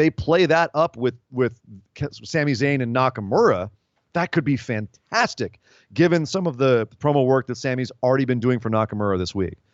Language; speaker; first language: English; native; English